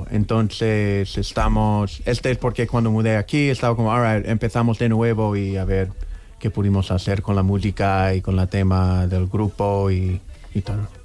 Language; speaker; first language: Spanish; non-native, learner; English